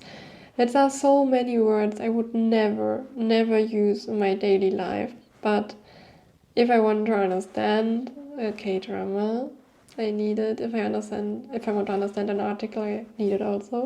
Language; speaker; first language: English; non-native, fluent; German